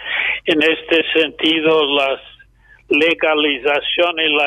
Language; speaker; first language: Spanish; non-native, fluent; English